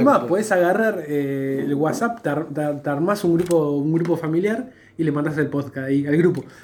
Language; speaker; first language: Spanish; native; Spanish